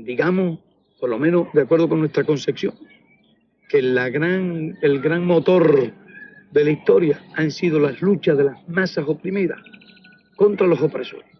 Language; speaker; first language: Spanish; native; Spanish